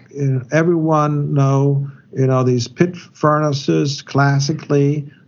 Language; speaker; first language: English; non-native, fluent; German